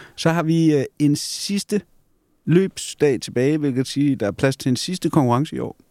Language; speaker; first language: Danish; native; Danish